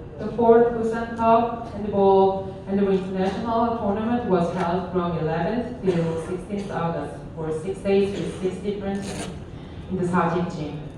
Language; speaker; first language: English; non-native, fluent; Korean